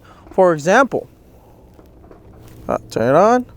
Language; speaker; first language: English; native; English